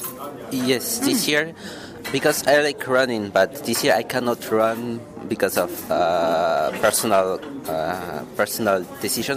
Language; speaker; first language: English; non-native, fluent; Malagasy